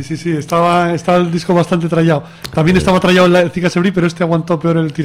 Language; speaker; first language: Spanish; native; Spanish